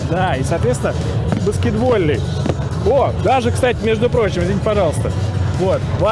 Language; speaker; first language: Russian; native; Russian